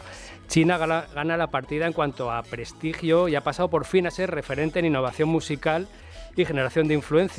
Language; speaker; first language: Spanish; native; Spanish